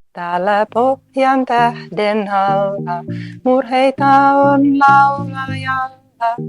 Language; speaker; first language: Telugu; non-native, fluent; Finnish